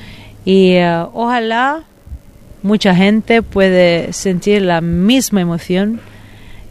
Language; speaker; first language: Spanish; non-native, fluent; Italian